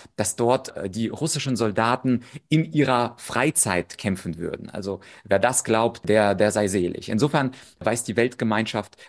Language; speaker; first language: German; early bilingual, other home language; Russian